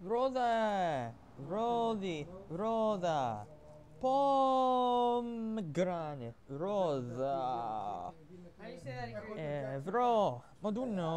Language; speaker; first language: Greek; early bilingual, heritage; English